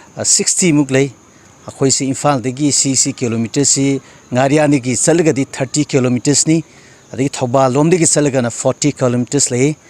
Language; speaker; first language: Manipuri; non-native, local second language; Tangkhul Naga (India)